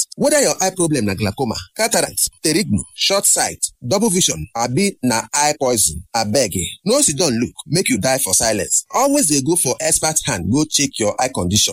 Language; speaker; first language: Nigerian Pidgin; native; Nigerian Pidgin